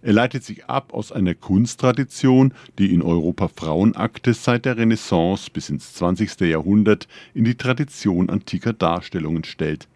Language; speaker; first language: German; native; German